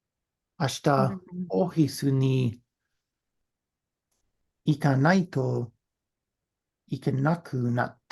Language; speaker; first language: Japanese; non-native, learner; English